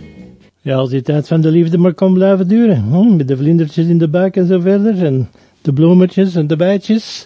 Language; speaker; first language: Dutch; native; Dutch